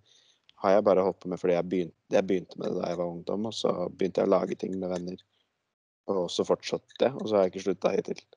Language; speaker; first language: Norwegian; native; Norwegian